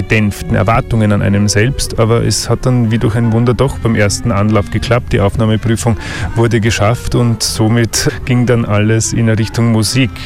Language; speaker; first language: German; native; German